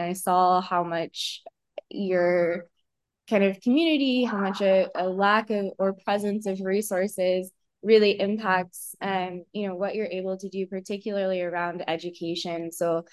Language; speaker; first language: English; native; English